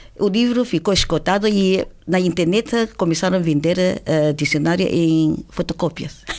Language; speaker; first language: Portuguese; non-native, fluent; Chinese